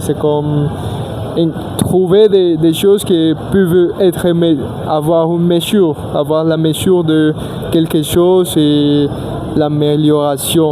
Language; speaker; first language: French; non-native, learner; Spanish